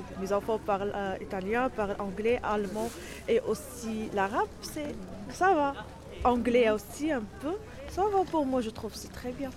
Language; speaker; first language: French; non-native, learner; Arabic